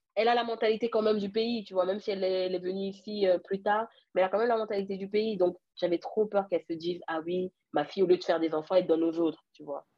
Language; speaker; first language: French; early bilingual, other home language; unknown